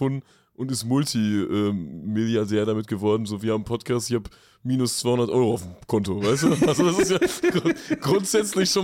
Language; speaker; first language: German; native; German